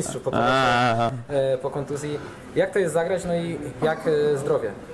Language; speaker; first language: Polish; native; Polish